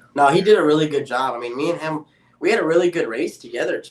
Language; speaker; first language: English; native; English